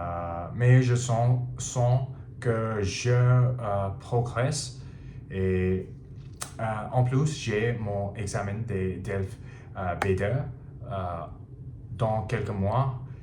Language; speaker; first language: French; non-native, learner; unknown